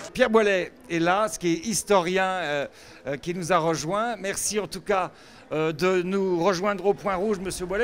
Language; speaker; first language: French; native; French